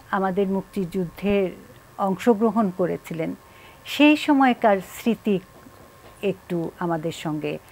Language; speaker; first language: Bangla; native; Bangla